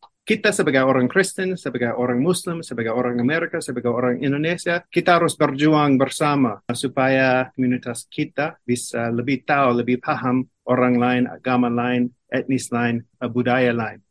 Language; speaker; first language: Malay; non-native, fluent; English